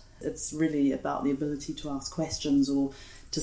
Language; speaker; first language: English; native; English